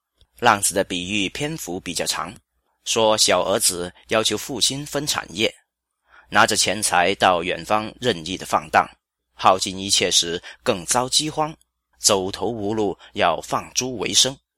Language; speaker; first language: Chinese; native; Chinese